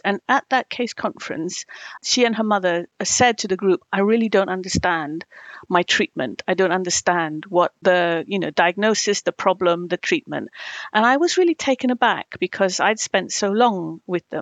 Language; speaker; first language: English; non-native, local second language; Tamil